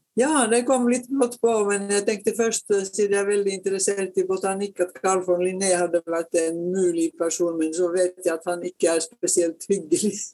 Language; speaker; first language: Norwegian; non-native, fluent; Finnish